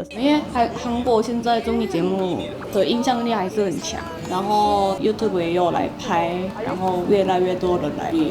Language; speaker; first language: Chinese; non-native, fluent; Korean